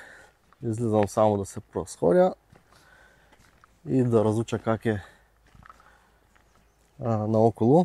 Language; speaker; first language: Bulgarian; native; Bulgarian